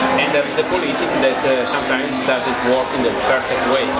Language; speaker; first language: English; non-native, fluent; Italian